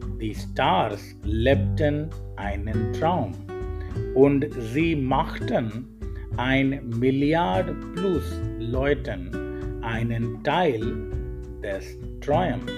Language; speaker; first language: German; non-native, learner; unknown